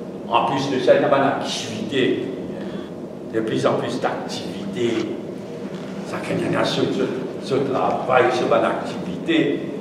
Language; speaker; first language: French; non-native, local second language; Morisyen